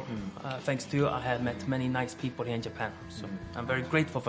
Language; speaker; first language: English; non-native, fluent; Swedish